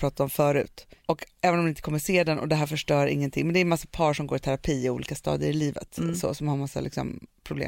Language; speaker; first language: Swedish; native; Swedish